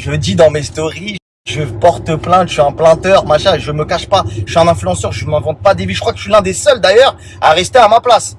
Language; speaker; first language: French; native; French